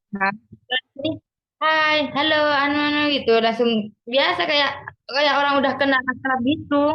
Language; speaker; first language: Indonesian; non-native, local second language; Madurese